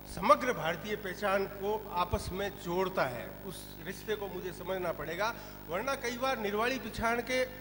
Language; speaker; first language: Hindi; non-native, local second language; Rajasthani